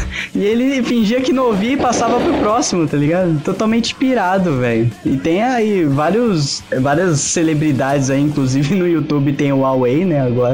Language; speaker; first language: Portuguese; native; Portuguese